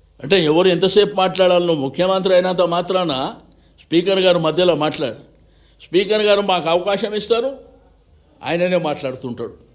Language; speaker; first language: Telugu; native; Telugu